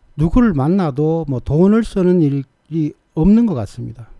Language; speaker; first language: Korean; native; Korean